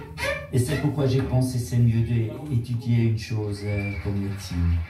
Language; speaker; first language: French; non-native, local second language; German